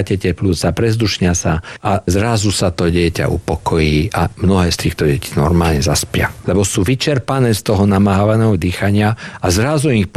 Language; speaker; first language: Slovak; native; Slovak